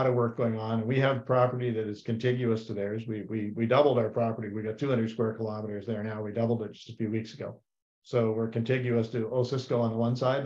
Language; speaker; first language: English; native; English